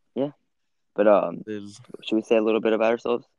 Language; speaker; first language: English; early bilingual, other home language; Italian